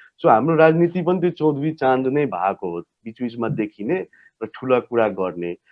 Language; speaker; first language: Nepali; non-native, local second language; Maithili